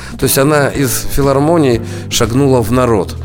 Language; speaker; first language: Russian; native; Russian